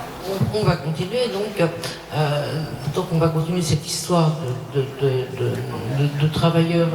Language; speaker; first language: French; native; French